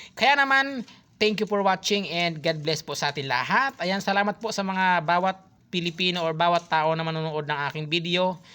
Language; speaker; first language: Filipino; non-native, local second language; Cebuano